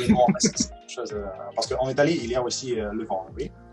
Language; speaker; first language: French; non-native, learner; Russian